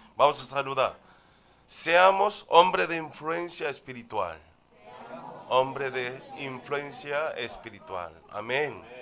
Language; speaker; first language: Spanish; non-native, fluent; Korean